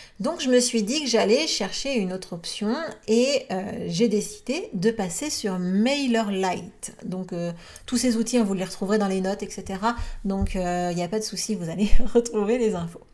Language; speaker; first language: French; native; French